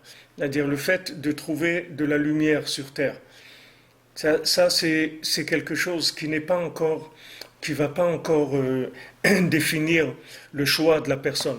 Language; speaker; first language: French; native; French